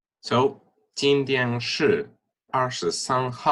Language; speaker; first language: Chinese; non-native, fluent; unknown